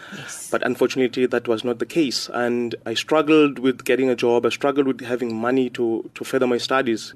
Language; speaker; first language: English; non-native, local second language; Xhosa